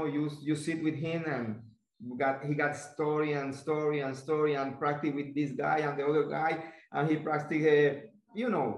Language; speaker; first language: English; non-native, learner; Spanish